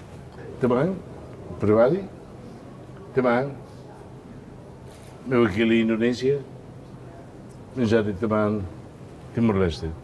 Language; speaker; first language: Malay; non-native, fluent; Tetum